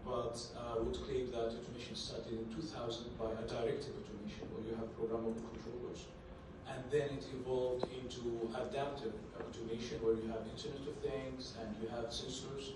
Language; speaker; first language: English; non-native, fluent; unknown